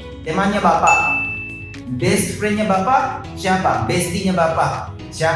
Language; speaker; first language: Indonesian; non-native, fluent; Japanese